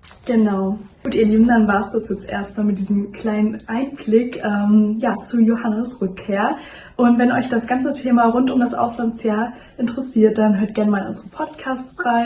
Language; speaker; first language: German; native; German